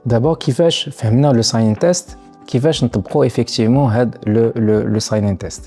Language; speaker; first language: Arabic; native; Arabic